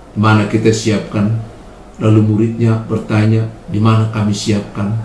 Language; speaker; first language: Indonesian; native; Indonesian